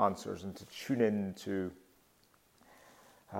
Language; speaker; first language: English; native; English